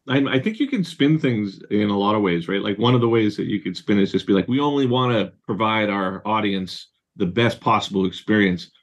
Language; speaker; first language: English; native; English